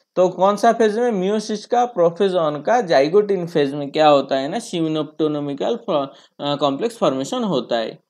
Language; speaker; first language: Hindi; non-native, local second language; Bangla